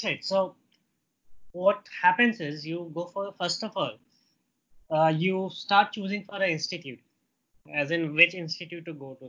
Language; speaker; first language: English; non-native, local second language; Hindi